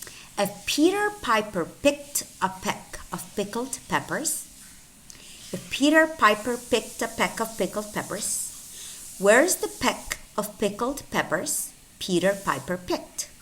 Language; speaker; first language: English; non-native, fluent; Spanish